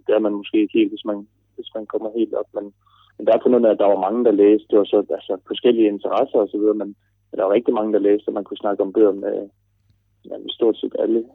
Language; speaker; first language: Danish; early bilingual, other home language; German